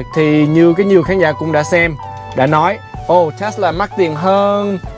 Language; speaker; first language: Vietnamese; early bilingual, heritage; Vietnamese